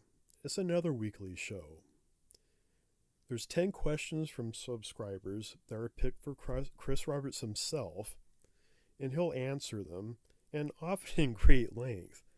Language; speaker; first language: English; native; English